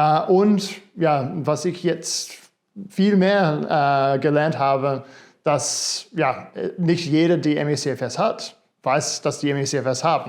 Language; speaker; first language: German; non-native, fluent; English